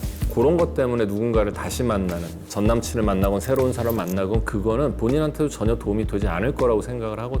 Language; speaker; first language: Korean; native; Korean